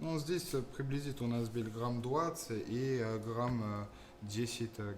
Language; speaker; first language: Russian; non-native, fluent; French